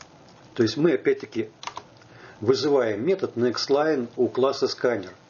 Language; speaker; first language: Russian; native; Russian